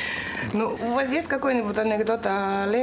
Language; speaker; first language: Russian; non-native, learner; Finnish